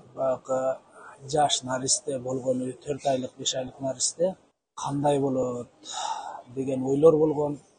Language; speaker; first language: Kyrgyz; native; Kyrgyz